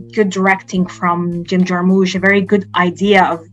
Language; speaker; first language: English; non-native, fluent; Arabic